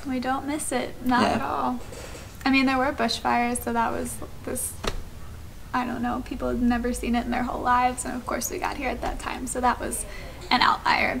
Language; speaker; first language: English; native; English